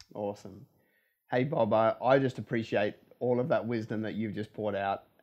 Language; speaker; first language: English; native; English